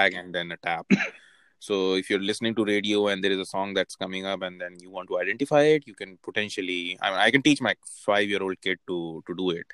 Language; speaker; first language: English; non-native, local second language; Hindi